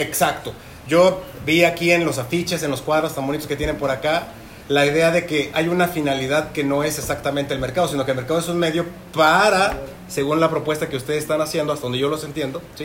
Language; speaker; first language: Spanish; native; Spanish